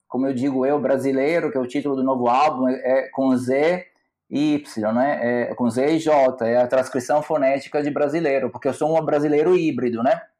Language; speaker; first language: Portuguese; non-native, fluent; Italian